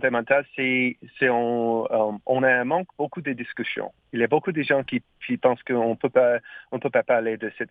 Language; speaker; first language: French; non-native, learner; English